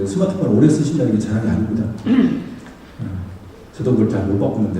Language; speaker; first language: Korean; native; Korean